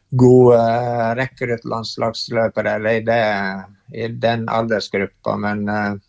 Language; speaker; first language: Norwegian; native; Norwegian